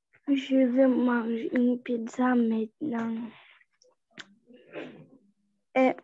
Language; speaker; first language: French; non-native, learner; Russian